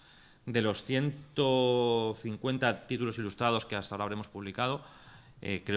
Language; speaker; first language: Spanish; native; Spanish